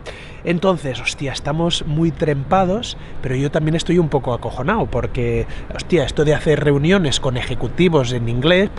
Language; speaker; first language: Spanish; native; Spanish